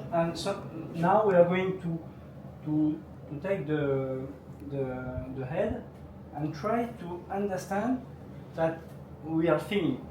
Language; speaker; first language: English; non-native, learner; French